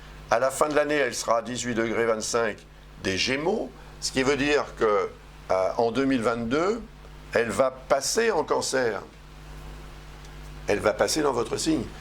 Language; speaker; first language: French; native; French